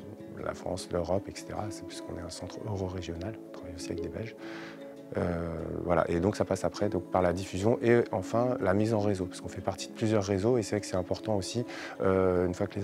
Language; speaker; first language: French; native; French